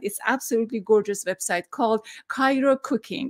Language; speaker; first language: English; non-native, fluent; Persian